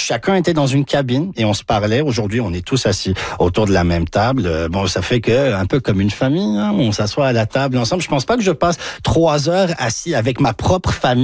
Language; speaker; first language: French; native; French